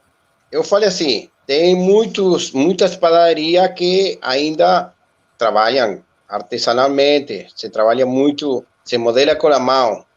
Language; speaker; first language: Portuguese; non-native, learner; Spanish